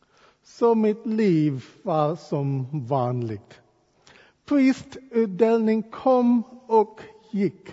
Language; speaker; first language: Swedish; non-native, fluent; English